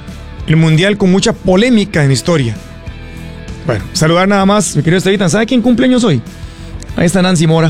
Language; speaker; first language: Spanish; native; Spanish